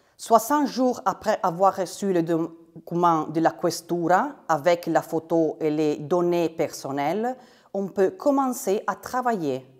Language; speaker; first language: French; non-native, fluent; Italian